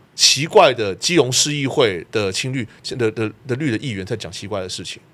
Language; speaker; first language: Chinese; native; Chinese